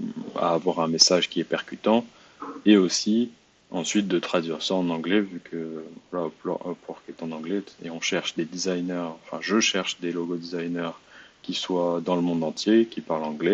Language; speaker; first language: French; native; French